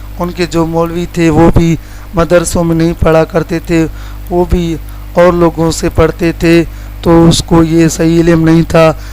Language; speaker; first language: Urdu; non-native, local second language; Sindhi